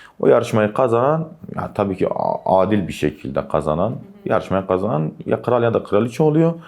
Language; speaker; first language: Turkish; non-native, local second language; Kurdish